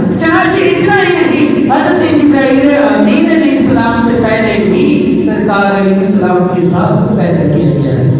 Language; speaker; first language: Urdu; non-native, local second language; Punjabi